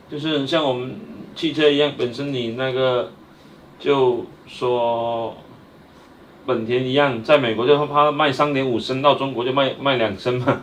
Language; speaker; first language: Chinese; native; Chinese